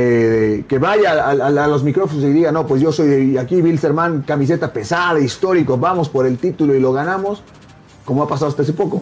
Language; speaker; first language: Spanish; native; Spanish